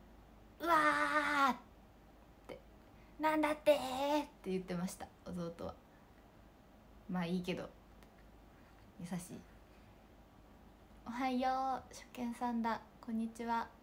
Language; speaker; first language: Japanese; native; Japanese